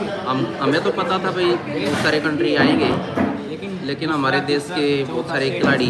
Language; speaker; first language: Hindi; native; Hindi